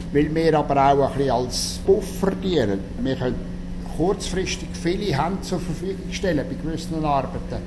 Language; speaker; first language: German; native; German